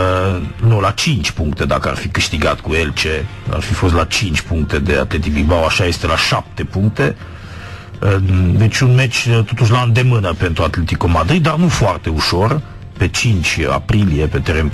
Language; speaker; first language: Romanian; native; Romanian